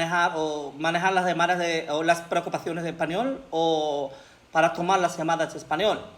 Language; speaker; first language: Spanish; non-native, learner; Filipino